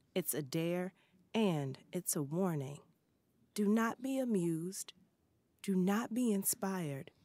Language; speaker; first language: English; native; English